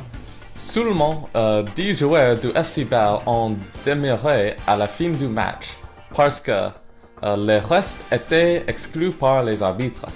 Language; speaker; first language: French; non-native, learner; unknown